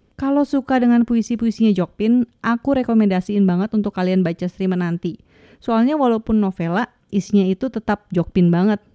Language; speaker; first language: Indonesian; native; Indonesian